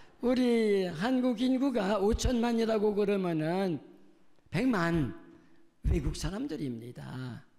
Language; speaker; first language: Korean; non-native, fluent; French